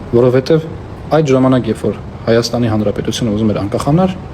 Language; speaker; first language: Armenian; non-native, local second language; Kurdish